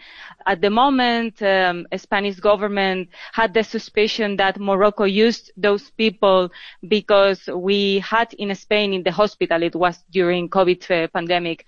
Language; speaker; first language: English; non-native, fluent; Spanish